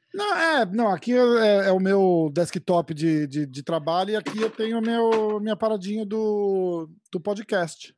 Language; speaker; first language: Portuguese; native; Portuguese